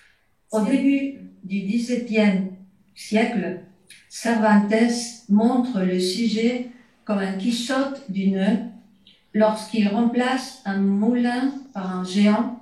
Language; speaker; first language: French; native; French